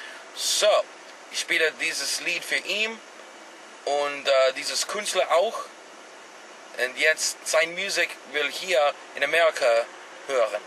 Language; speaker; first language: German; non-native, learner; English